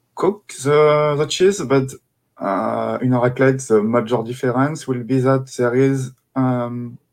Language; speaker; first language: English; non-native, fluent; French